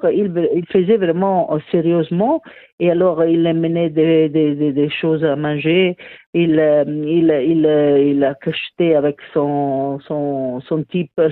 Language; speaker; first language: French; non-native, fluent; Italian